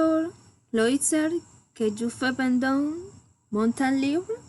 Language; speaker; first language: French; non-native, learner; Spanish